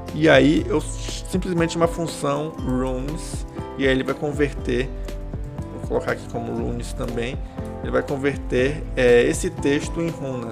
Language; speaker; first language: Portuguese; native; Portuguese